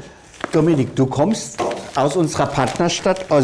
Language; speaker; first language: German; native; German